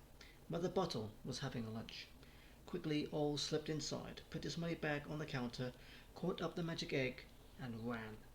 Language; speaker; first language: English; native; English